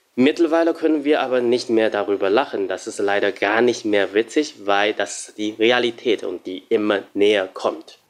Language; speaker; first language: German; non-native, fluent; Chinese